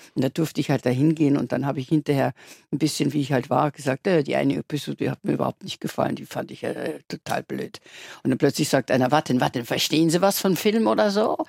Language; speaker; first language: German; native; German